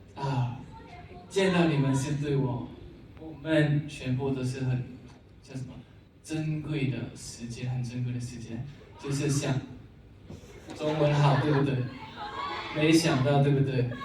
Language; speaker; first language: Chinese; non-native, learner; Thai